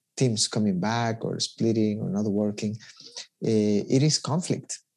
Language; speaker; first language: English; non-native, fluent; Spanish